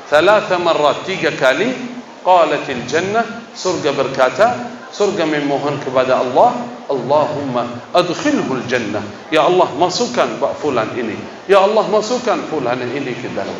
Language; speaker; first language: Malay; non-native, fluent; Arabic